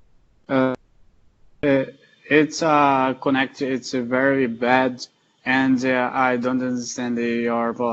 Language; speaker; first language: English; non-native, learner; Portuguese